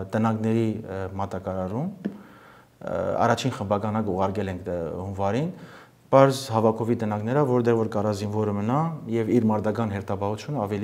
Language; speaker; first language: Armenian; early bilingual, heritage; Armenian